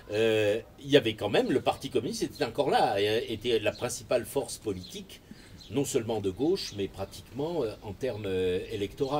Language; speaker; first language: French; native; French